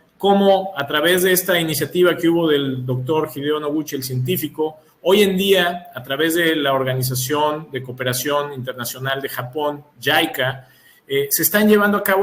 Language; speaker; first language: Spanish; native; Spanish